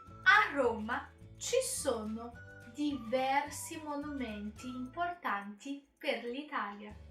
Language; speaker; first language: Italian; non-native, fluent; Portuguese